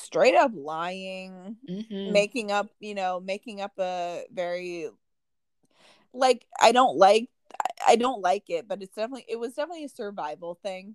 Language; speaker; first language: English; native; English